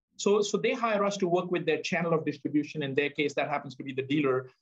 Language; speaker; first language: English; non-native, local second language; Punjabi